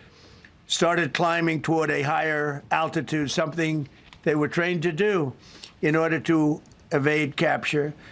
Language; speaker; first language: English; native; English